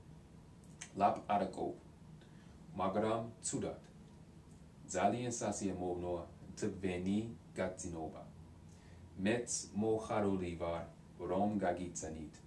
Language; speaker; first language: Georgian; non-native, learner; English